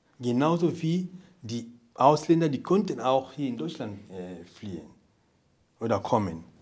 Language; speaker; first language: German; non-native, fluent; Portuguese